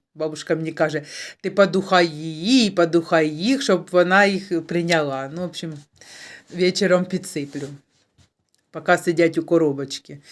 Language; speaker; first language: Ukrainian; native; Ukrainian